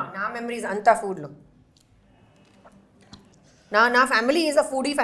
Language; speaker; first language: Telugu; non-native, local second language; Hindi